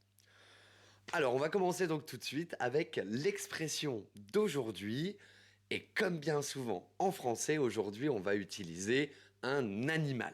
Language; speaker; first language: French; native; French